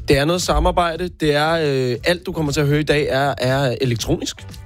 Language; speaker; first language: Danish; native; Danish